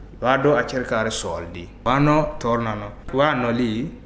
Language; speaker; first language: Italian; non-native, learner; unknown